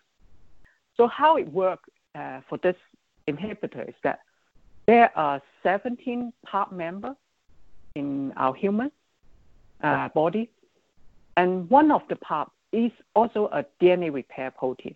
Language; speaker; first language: English; non-native, local second language; Cantonese